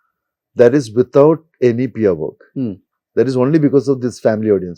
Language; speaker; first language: Telugu; non-native, learner; Malayalam